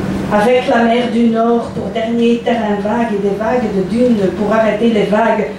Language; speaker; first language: French; non-native, local second language; Dutch